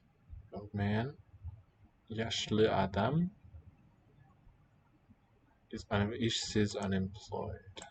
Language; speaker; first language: Turkish; non-native, learner; English